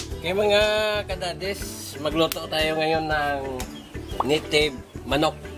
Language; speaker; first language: Filipino; non-native, local second language; Hiligaynon